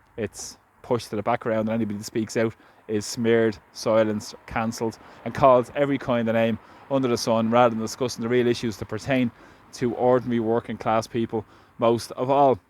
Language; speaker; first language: English; native; English